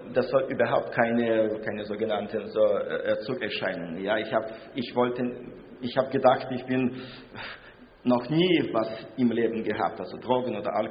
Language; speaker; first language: German; non-native, fluent; Russian